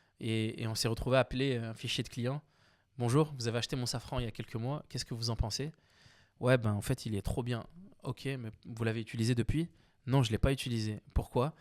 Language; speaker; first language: French; early bilingual, other home language; Arabic